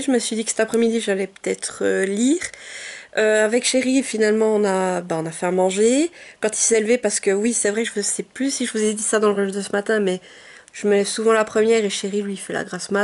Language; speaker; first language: French; native; French